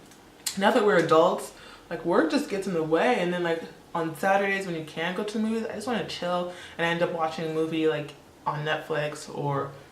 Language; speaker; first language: English; early bilingual, other home language; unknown